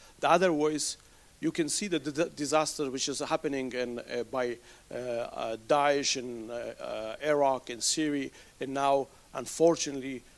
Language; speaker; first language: English; non-native, fluent; Persian